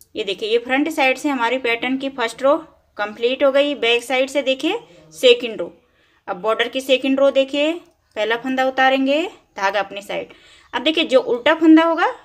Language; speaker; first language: Hindi; native; Hindi